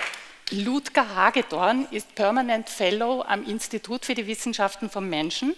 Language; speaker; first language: German; native; German